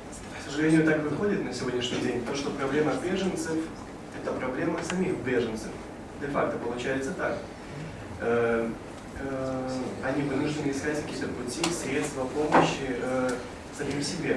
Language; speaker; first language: Russian; native; Russian